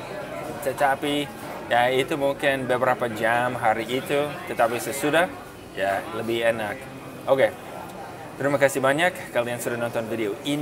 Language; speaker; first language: Indonesian; non-native, fluent; English